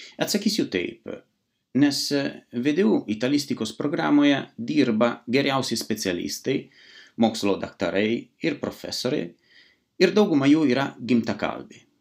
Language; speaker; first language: Lithuanian; non-native, fluent; Italian